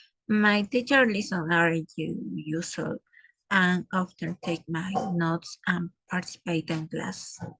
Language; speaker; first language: English; non-native, learner; Spanish